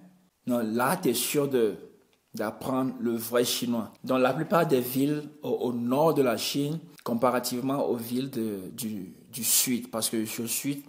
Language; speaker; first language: French; non-native, local second language; Ewe